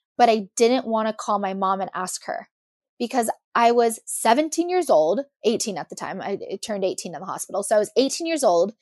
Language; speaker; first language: English; native; English